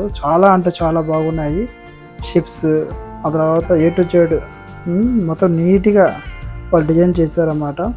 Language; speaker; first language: Telugu; native; Telugu